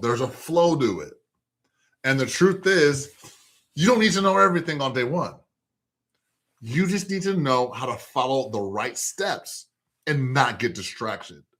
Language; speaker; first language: English; native; English